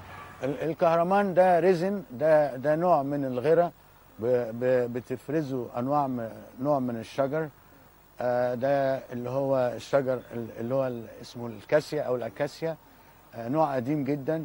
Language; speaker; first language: Arabic; native; Arabic